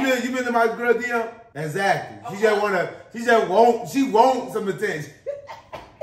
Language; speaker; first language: English; native; English